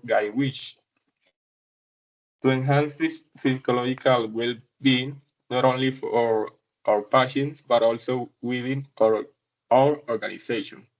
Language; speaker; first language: English; non-native, learner; Spanish